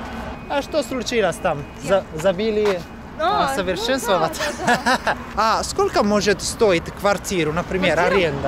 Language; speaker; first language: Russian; non-native, learner; Italian